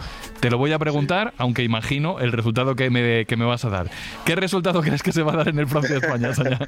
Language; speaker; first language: Spanish; native; Spanish